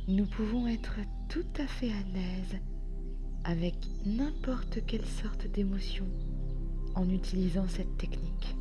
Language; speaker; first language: French; native; French